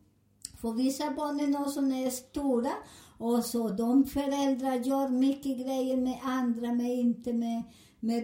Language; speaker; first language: Swedish; non-native, learner; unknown